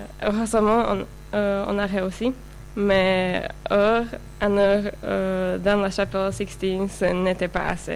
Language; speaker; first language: French; non-native, fluent; Slovak